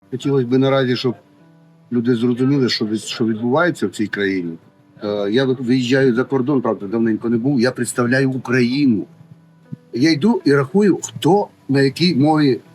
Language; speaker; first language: Ukrainian; native; Ukrainian